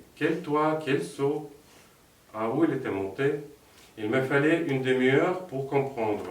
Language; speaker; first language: French; non-native, fluent; Russian